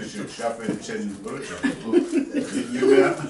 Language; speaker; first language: German; non-native, learner; Portuguese